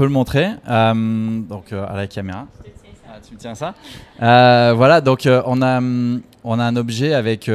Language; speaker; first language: French; native; French